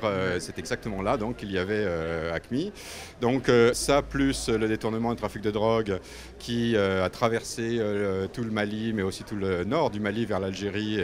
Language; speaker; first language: French; native; French